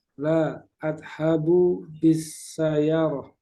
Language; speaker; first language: Arabic; non-native, learner; Indonesian